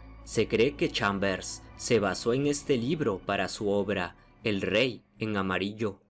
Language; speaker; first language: Spanish; native; Spanish